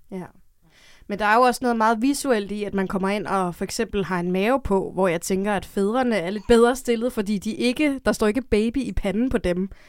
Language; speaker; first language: Danish; native; Danish